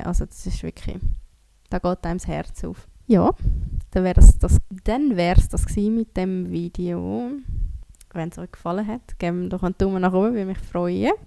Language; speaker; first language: German; native; German